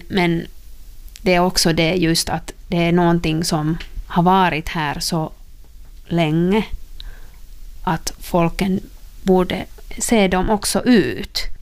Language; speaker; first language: Swedish; non-native, local second language; Finnish